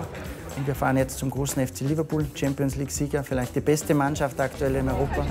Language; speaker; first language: German; native; German